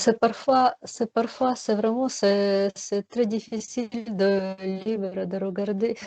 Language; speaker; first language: French; non-native, fluent; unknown